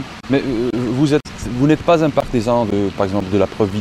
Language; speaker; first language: French; non-native, fluent; Slovenian